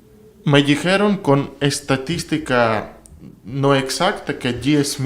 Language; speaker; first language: Spanish; non-native, learner; Russian